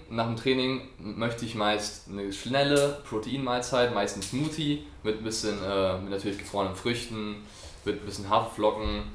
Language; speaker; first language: German; non-native, fluent; French